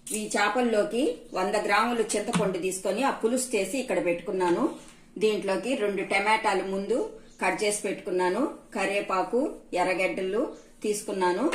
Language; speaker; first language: Telugu; native; Telugu